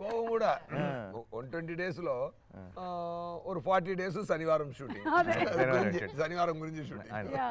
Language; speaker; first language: Telugu; non-native, fluent; Tamil